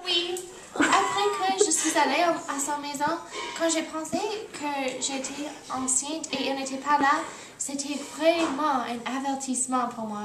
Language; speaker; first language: French; non-native, learner; English